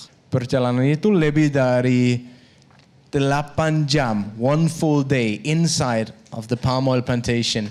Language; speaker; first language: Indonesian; non-native, fluent; Danish